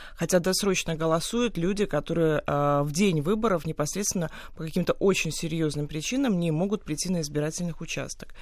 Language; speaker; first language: Russian; native; Russian